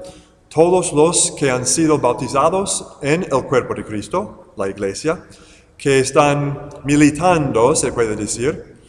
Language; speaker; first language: Spanish; non-native, fluent; English